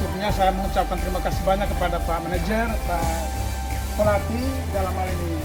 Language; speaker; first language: Indonesian; native; Indonesian